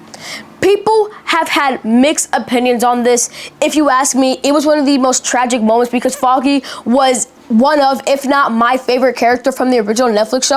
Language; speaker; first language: English; native; English